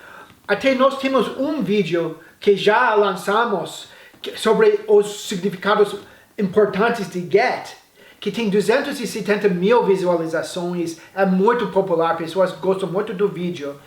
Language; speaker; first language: Portuguese; non-native, fluent; English